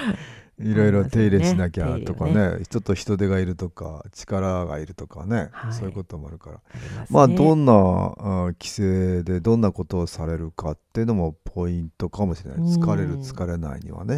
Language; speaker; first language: Japanese; native; Japanese